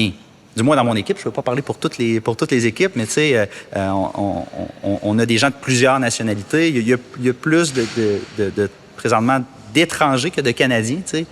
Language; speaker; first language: French; native; French